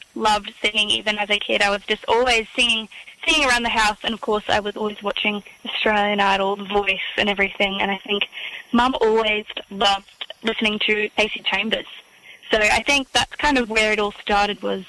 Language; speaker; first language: English; native; English